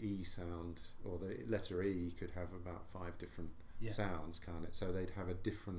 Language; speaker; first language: English; native; English